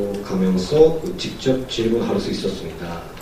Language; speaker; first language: Korean; non-native, learner; Japanese